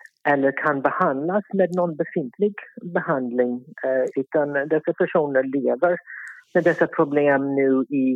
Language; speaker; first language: Swedish; non-native, fluent; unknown